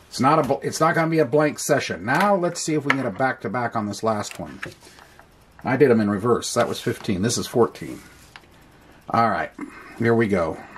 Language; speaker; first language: English; native; English